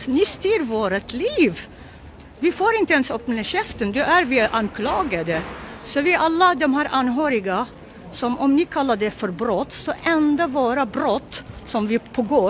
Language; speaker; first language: Swedish; non-native, local second language; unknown